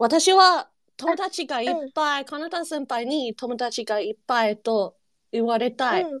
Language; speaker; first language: Japanese; non-native, learner; English